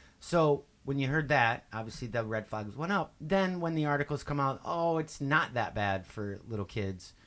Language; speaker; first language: English; native; English